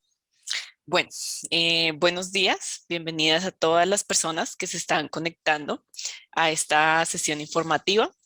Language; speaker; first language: Spanish; native; Spanish